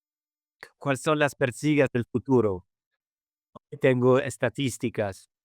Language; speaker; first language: Spanish; non-native, fluent; Arabic